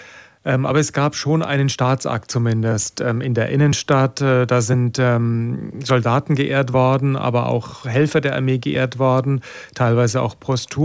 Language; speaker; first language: German; native; German